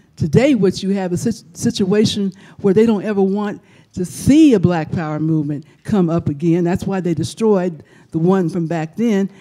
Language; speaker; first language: English; native; English